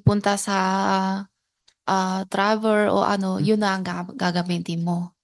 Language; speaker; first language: Filipino; non-native, learner; Chinese